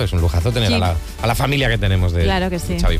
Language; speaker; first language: Spanish; native; Spanish